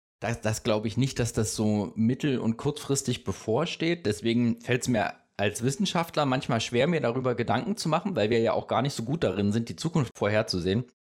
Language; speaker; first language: German; native; German